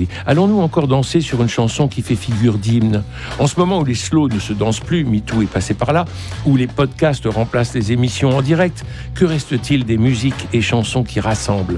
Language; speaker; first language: French; native; French